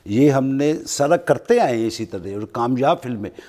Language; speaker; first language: Urdu; non-native, local second language; Punjabi